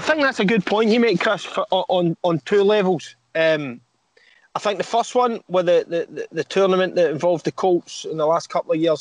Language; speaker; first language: English; native; English